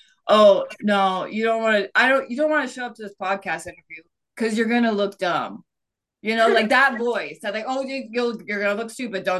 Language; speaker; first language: English; native; English